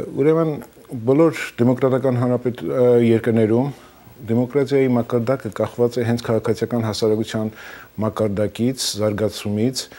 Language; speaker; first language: Armenian; early bilingual, heritage; Armenian